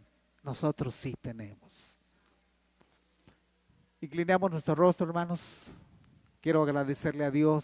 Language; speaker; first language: Spanish; native; Spanish